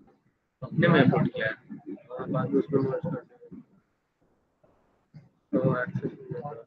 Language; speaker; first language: Hindi; native; Hindi